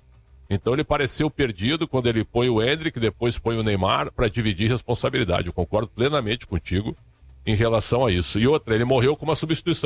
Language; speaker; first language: Portuguese; native; Portuguese